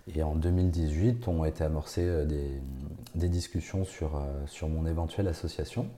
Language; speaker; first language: French; native; French